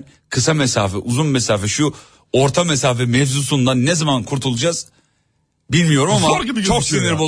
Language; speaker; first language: Turkish; native; Turkish